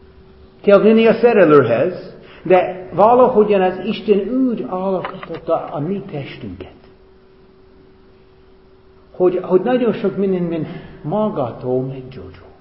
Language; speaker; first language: Hungarian; non-native, fluent; English